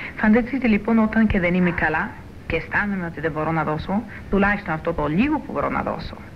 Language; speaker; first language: Greek; early bilingual, heritage; Greek